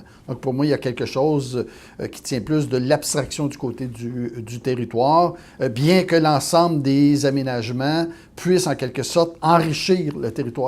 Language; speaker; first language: French; native; French